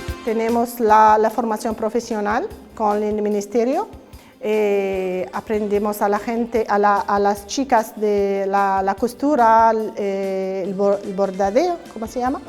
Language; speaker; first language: Spanish; non-native, learner; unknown